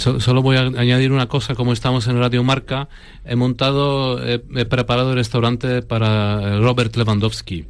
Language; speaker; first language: Spanish; non-native, fluent; Polish